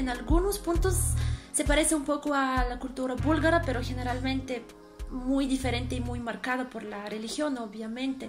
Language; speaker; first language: Spanish; non-native, fluent; Bulgarian